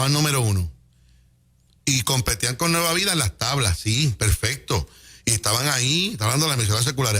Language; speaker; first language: Spanish; native; Spanish